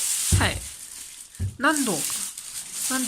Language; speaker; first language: Japanese; non-native, learner; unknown